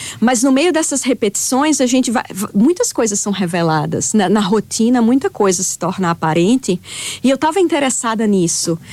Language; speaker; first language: Portuguese; native; Portuguese